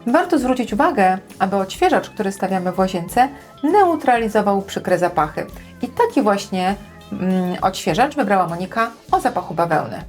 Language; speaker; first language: Polish; native; Polish